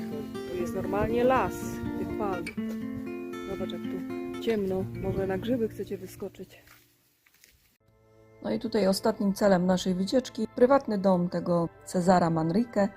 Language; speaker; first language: Polish; native; Polish